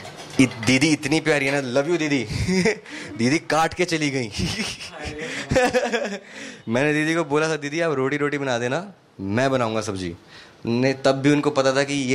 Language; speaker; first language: Hindi; native; Hindi